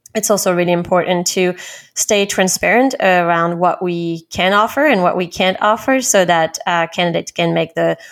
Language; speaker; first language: English; non-native, fluent; French